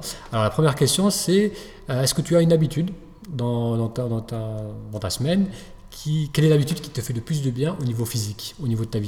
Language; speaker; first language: French; native; French